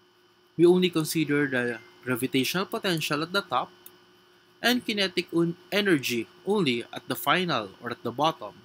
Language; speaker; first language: English; non-native, local second language; Filipino